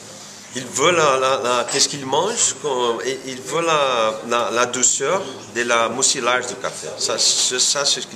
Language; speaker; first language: French; non-native, fluent; Portuguese